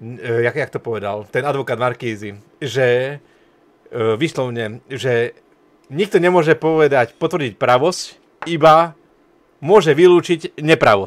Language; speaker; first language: Slovak; native; Slovak